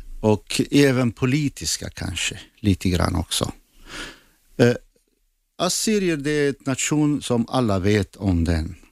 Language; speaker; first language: Swedish; non-native, fluent; Assyrian Neo-Aramaic